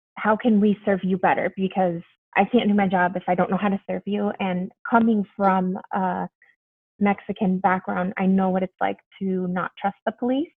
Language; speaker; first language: English; early bilingual, other home language; Spanish